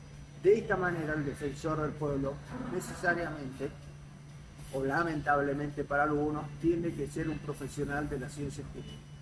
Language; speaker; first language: Spanish; native; Spanish